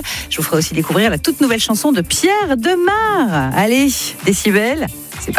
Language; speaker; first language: French; native; French